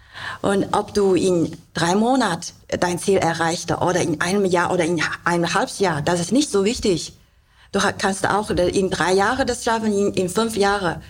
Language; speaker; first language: German; non-native, learner; Chinese